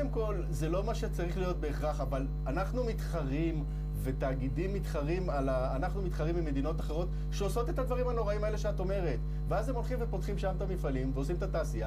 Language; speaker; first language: Hebrew; native; Hebrew